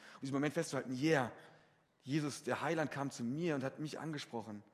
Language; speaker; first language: German; native; German